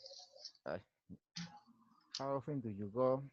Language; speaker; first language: English; non-native, learner; Spanish